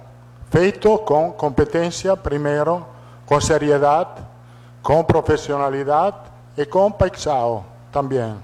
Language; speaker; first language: Portuguese; non-native, fluent; Italian